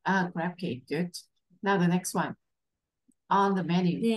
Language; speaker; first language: English; non-native, fluent; Vietnamese